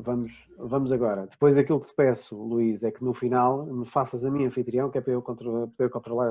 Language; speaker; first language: Portuguese; native; Portuguese